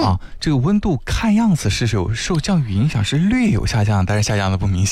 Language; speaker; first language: Chinese; native; Chinese